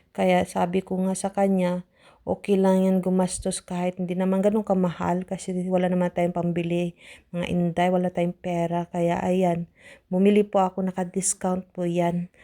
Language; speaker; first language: Filipino; non-native, local second language; Cebuano